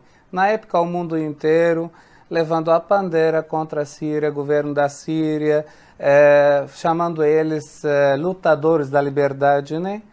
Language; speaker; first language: Portuguese; non-native, fluent; Arabic